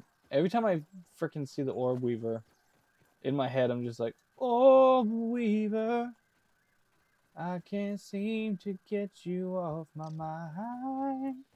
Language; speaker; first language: English; early bilingual, other home language; Japanese